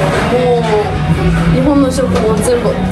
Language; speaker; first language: Japanese; non-native, fluent; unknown